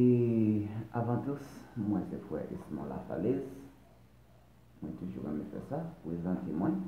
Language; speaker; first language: French; non-native, local second language; Haitian Creole